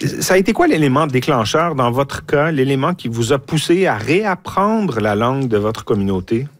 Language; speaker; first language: French; native; French